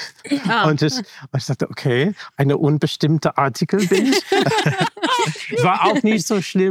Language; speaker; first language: German; non-native, fluent; English